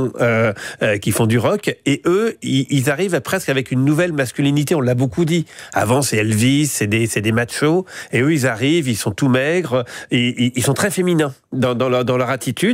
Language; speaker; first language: French; native; French